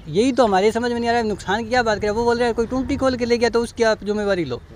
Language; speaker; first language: Hindi; native; Hindi